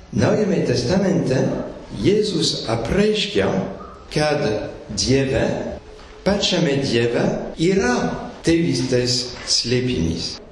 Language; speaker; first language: Lithuanian; non-native, fluent; French